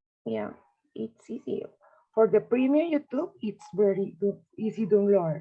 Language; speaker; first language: English; non-native, learner; Spanish